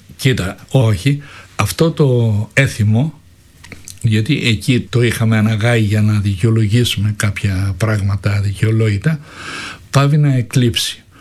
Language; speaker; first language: Greek; native; Greek